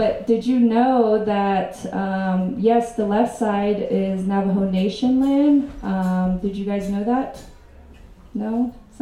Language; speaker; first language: English; native; English